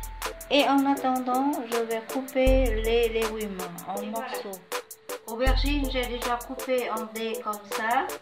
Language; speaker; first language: French; non-native, fluent; Vietnamese